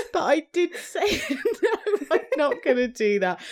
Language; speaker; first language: English; native; English